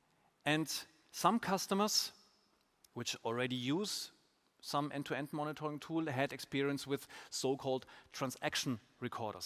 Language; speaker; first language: English; non-native, fluent; German